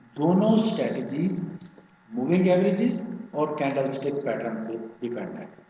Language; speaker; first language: Urdu; non-native, local second language; Punjabi